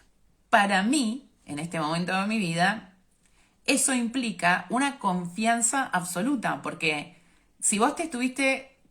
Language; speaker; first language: Spanish; native; Spanish